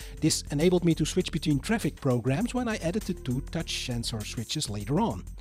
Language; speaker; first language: English; non-native, fluent; Dutch